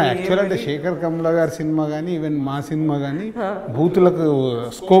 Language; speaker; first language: Telugu; native; Telugu